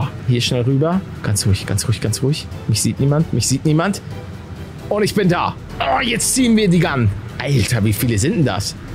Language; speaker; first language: German; native; German